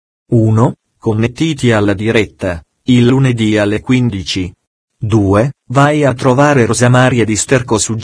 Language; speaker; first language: Italian; native; Italian